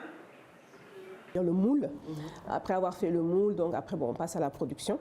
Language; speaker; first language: French; non-native, local second language; Wolof